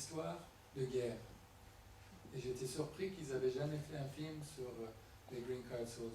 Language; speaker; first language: French; non-native, fluent; Persian